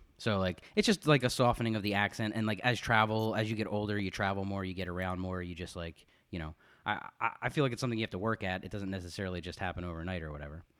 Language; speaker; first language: English; native; English